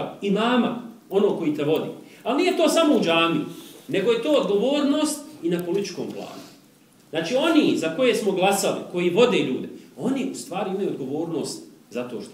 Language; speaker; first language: Serbian; native; Serbian